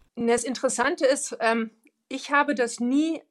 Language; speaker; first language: German; non-native, fluent; Swedish